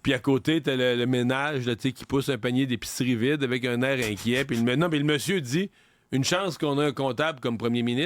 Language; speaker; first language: French; native; French